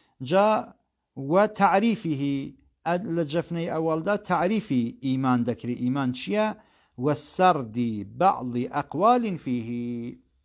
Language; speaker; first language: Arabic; non-native, fluent; Central Kurdish